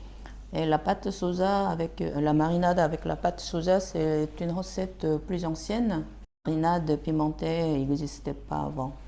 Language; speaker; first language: French; non-native, fluent; Korean